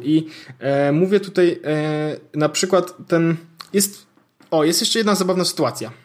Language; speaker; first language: Polish; native; Polish